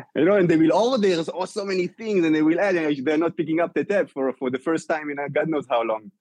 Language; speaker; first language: English; non-native, fluent; Hebrew